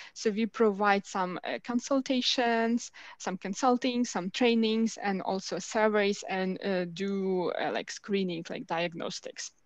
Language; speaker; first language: English; non-native, fluent; Ukrainian